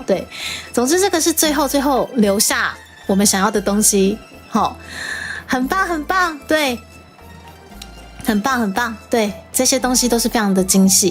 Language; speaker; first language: Chinese; native; Chinese